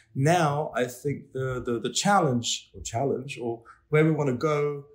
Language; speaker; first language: English; non-native, fluent; Swedish